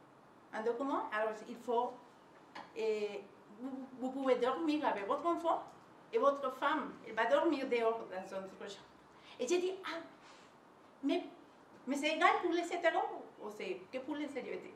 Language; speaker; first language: French; non-native, learner; Spanish